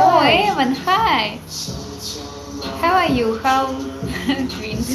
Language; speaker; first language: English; non-native, learner; Russian